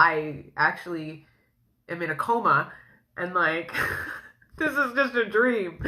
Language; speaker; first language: English; native; English